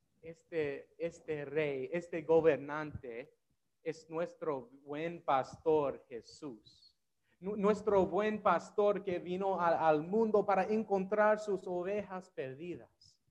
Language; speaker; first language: Spanish; non-native, learner; English